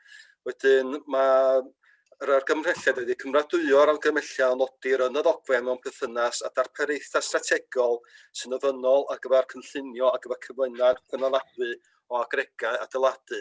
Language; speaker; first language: Welsh; native; Welsh